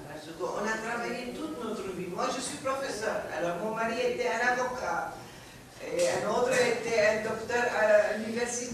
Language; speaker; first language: French; non-native, fluent; Arabic